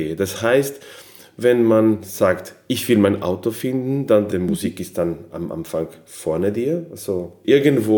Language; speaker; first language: German; non-native, fluent; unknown